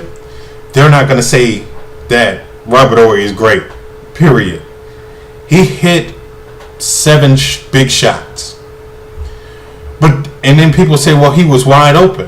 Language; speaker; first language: English; native; English